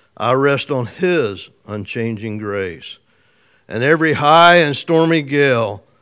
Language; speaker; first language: English; native; English